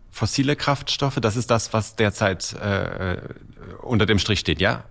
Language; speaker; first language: German; native; German